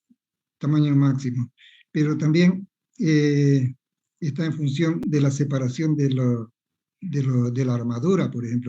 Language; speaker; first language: Spanish; native; Spanish